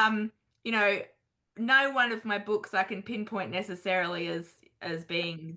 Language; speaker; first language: English; native; English